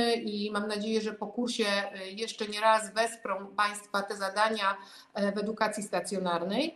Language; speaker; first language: Polish; native; Polish